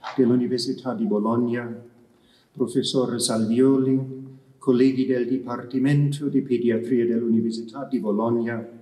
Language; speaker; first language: Italian; non-native, fluent; German